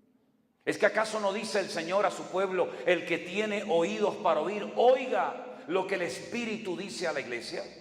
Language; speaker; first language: Spanish; native; Spanish